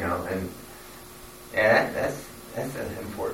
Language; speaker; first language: English; native; English